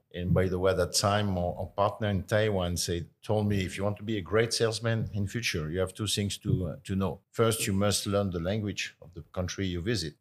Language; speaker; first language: English; non-native, fluent; French